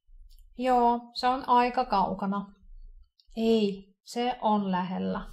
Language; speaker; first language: Finnish; non-native, fluent; Russian